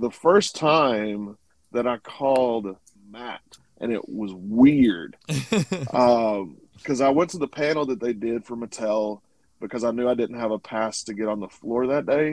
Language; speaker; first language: English; native; English